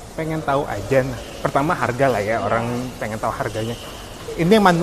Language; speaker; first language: Indonesian; native; Indonesian